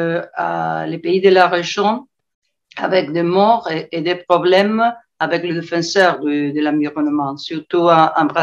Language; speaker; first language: French; non-native, learner; Spanish